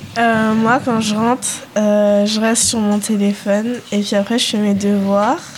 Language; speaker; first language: French; native; French